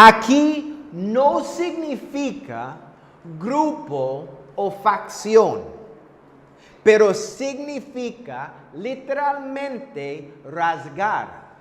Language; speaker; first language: Spanish; non-native, fluent; English